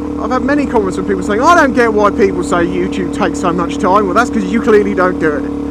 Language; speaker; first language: English; native; English